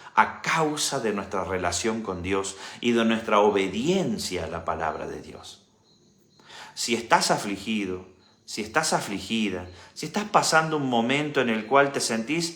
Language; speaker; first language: Spanish; native; Spanish